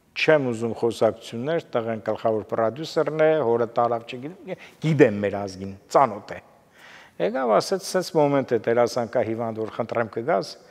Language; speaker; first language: Armenian; native; Armenian